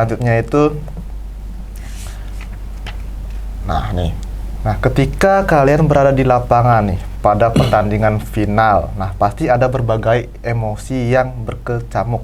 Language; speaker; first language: Indonesian; non-native, local second language; Balinese